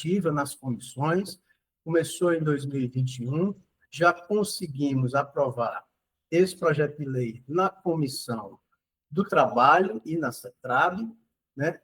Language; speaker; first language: Portuguese; native; Portuguese